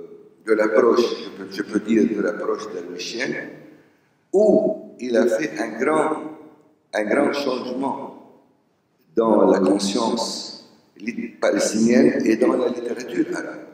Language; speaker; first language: French; non-native, local second language; Arabic